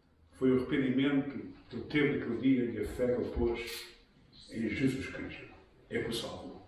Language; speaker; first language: Portuguese; native; Portuguese